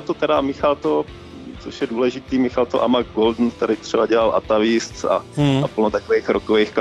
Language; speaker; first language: Czech; native; Czech